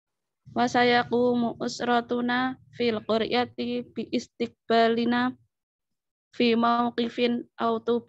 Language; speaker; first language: Arabic; non-native, learner; Indonesian